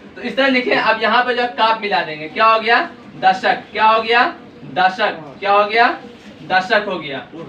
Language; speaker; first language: Hindi; native; Hindi